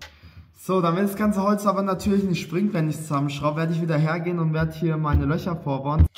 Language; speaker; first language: German; native; German